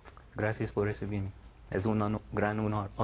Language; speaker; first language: Spanish; non-native, learner; English